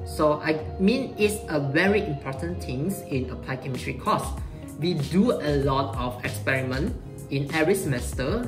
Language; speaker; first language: English; non-native, local second language; Chinese